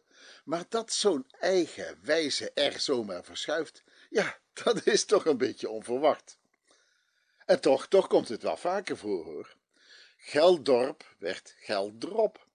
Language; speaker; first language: Dutch; native; Dutch